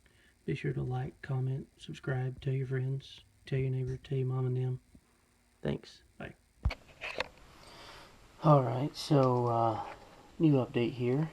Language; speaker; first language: English; native; English